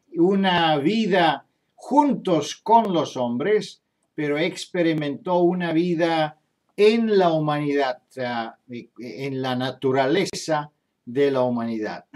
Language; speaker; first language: Spanish; non-native, fluent; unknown